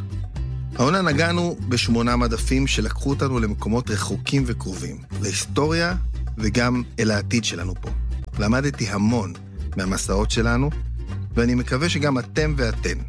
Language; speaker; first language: Hebrew; native; Hebrew